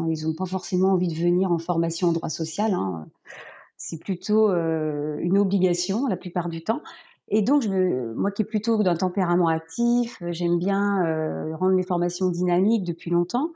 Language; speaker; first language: French; native; French